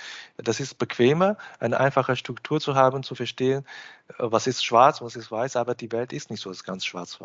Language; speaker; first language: German; non-native, fluent; Chinese